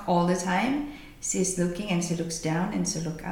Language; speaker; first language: English; native; English